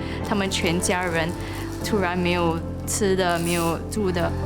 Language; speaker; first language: Chinese; non-native, local second language; English